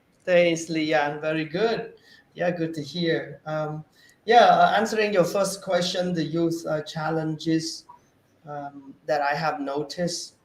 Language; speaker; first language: English; non-native, fluent; Khmer